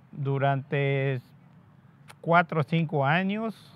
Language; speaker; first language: Spanish; non-native, local second language; Yucateco